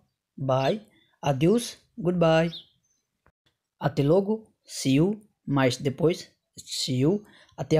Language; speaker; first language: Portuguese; non-native, learner; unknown